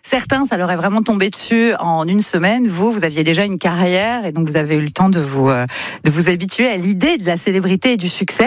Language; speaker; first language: French; native; French